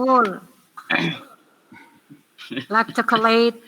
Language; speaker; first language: English; non-native, learner; Indonesian